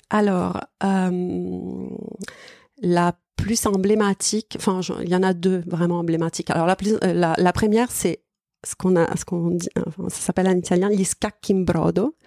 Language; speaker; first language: French; non-native, fluent; Italian